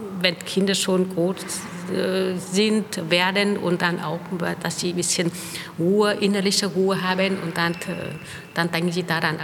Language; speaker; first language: German; non-native, fluent; Vietnamese